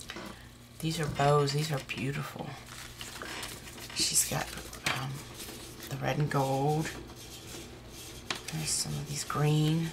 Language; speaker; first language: English; native; English